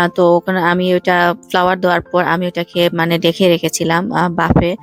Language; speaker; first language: Bangla; non-native, local second language; Sylheti